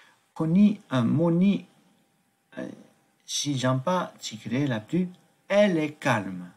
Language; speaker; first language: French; non-native, fluent; Tibetan